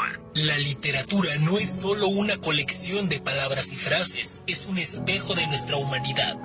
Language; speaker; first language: Spanish; native; Spanish